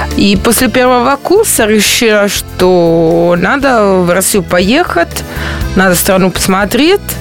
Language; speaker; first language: Russian; non-native, fluent; Italian